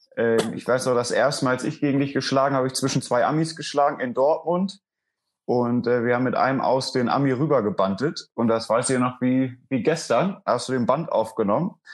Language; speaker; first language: German; native; German